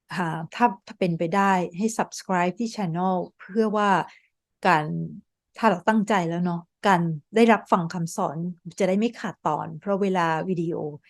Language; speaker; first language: Thai; native; Thai